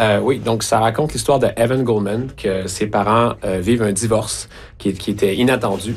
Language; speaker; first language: French; native; French